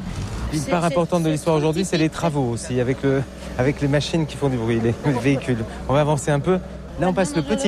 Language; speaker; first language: French; native; French